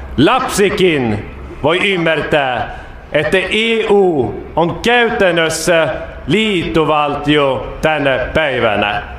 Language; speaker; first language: Finnish; non-native, fluent; Swedish